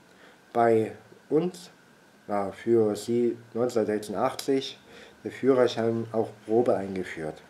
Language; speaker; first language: German; native; German